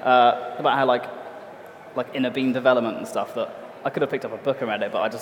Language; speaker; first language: English; native; English